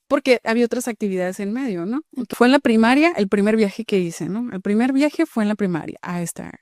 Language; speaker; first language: Spanish; native; Spanish